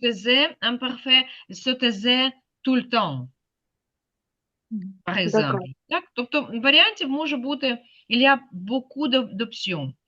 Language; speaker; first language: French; non-native, fluent; Ukrainian